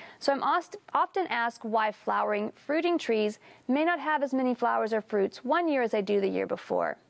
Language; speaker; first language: English; native; English